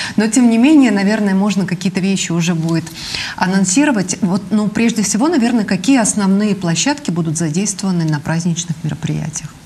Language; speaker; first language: Russian; native; Russian